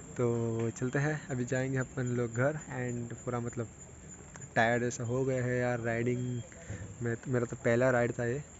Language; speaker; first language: Hindi; non-native, local second language; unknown